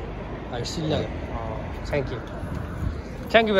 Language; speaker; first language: English; non-native, learner; Nepali